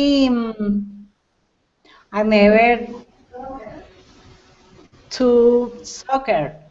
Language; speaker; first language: English; non-native, learner; Spanish